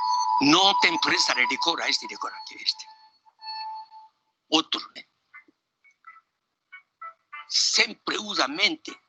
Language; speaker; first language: Portuguese; non-native, learner; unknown